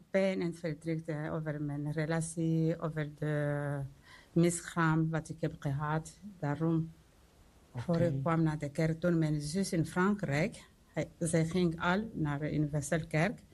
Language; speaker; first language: Dutch; non-native, learner; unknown